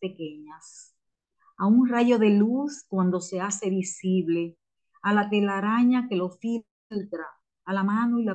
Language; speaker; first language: Spanish; native; Spanish